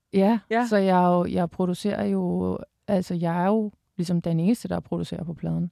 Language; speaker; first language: Danish; native; Danish